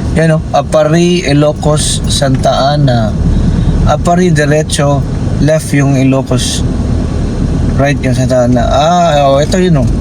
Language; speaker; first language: Filipino; native; Filipino